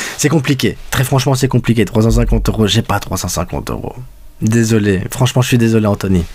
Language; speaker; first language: French; early bilingual, other home language; Spanish